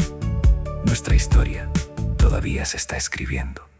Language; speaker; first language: Spanish; native; Spanish